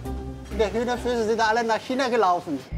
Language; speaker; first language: German; non-native, learner; Chinese